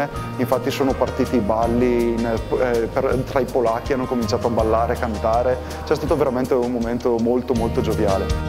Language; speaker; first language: Italian; native; Italian